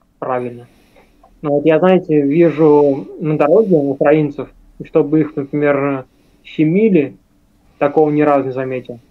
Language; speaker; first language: Russian; native; Russian